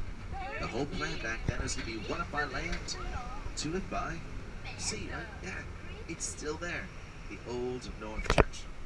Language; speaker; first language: English; native; English